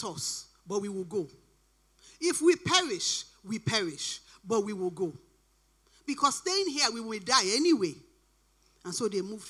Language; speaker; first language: English; non-native, local second language; Yoruba